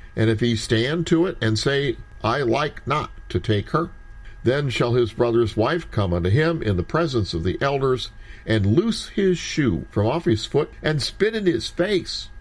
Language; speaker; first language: English; native; English